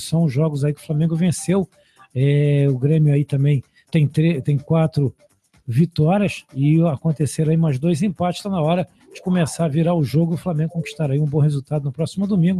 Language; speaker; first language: Portuguese; native; Portuguese